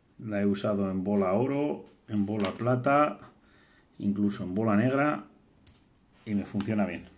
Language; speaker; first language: Spanish; native; Spanish